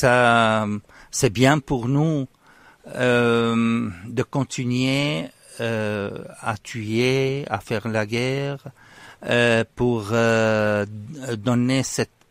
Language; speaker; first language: French; non-native, fluent; Arabic